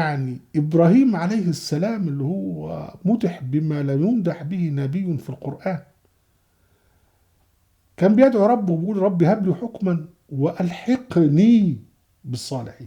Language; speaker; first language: Arabic; native; Arabic